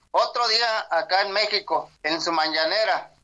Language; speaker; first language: Spanish; non-native, local second language; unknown